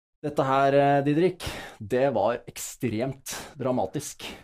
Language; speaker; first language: Norwegian; native; Norwegian